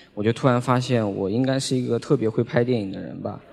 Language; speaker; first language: Chinese; native; Chinese